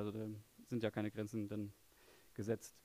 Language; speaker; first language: German; native; German